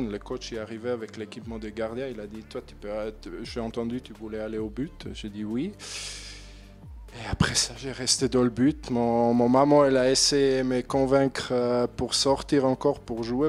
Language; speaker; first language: French; non-native, learner; German